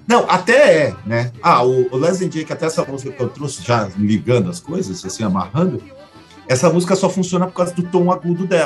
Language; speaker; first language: Portuguese; native; Portuguese